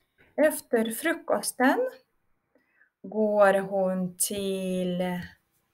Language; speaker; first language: Swedish; non-native, fluent; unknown